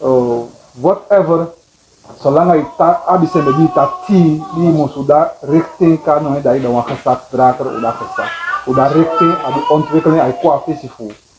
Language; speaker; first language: Dutch; non-native, local second language; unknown